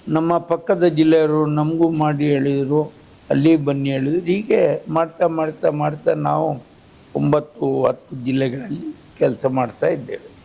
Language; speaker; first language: Kannada; native; Kannada